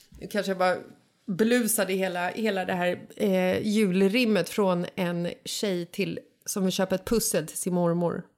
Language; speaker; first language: Swedish; native; Swedish